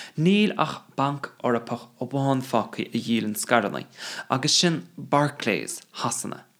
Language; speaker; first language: Irish; non-native, fluent; English